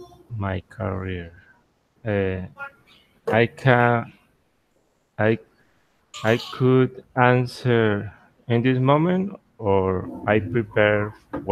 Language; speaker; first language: English; non-native, learner; Spanish